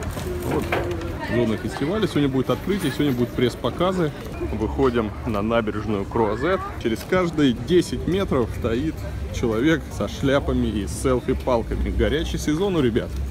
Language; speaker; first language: Russian; native; Russian